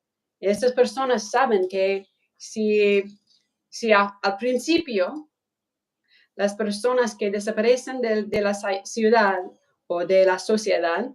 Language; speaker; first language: Spanish; non-native, fluent; English